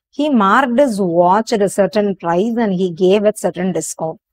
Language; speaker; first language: English; non-native, local second language; Tamil